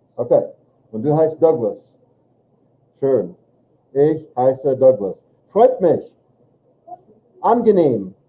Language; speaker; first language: German; non-native, fluent; English